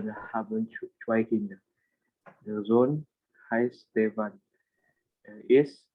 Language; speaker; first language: German; non-native, learner; Indonesian